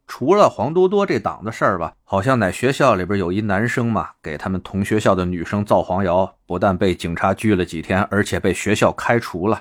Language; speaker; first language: Chinese; native; Chinese